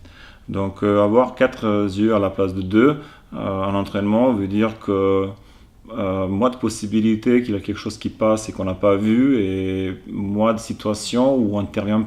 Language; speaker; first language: French; non-native, fluent; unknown